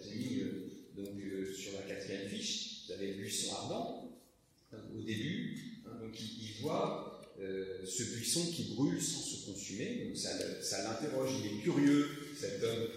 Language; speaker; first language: French; native; French